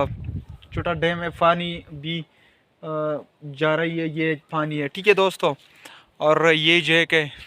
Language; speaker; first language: Hindi; non-native, local second language; Pashto